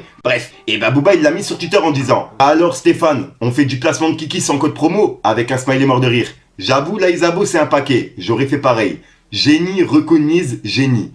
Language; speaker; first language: French; native; French